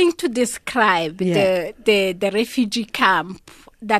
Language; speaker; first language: English; non-native, local second language; Kinyarwanda